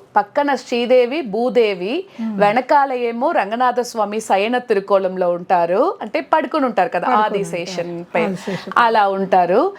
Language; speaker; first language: Telugu; non-native, local second language; Tamil